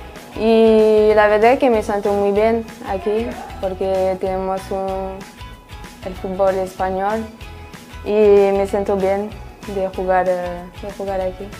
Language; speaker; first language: Spanish; non-native, fluent; French